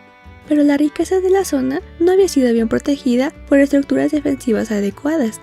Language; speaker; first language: Spanish; native; Spanish